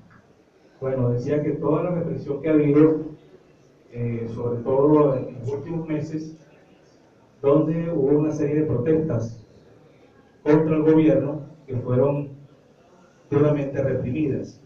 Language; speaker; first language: Spanish; native; Spanish